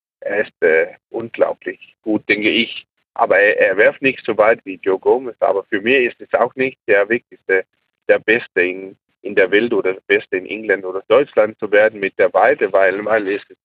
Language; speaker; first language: German; non-native, learner; Danish